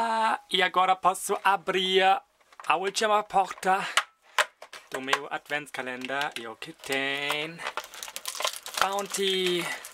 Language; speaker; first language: Portuguese; non-native, fluent; German